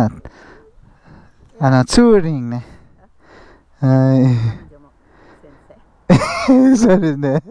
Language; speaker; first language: Japanese; non-native, learner; English